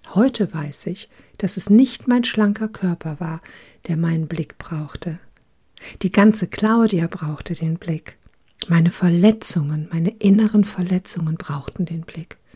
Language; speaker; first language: German; early bilingual, other home language; Croatian